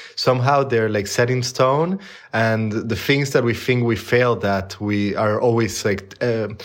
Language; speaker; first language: English; non-native, fluent; Spanish